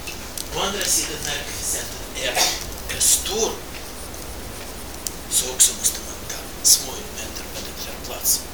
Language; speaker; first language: Swedish; non-native, fluent; Russian